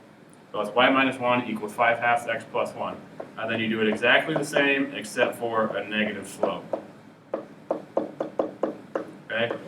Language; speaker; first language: English; native; English